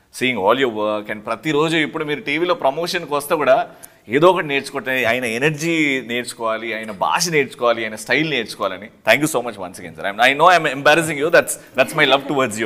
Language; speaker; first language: Telugu; native; Telugu